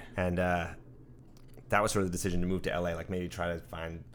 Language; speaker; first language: English; native; English